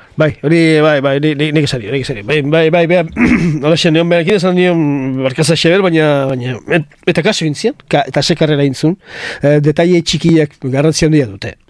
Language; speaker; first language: Basque; native; Basque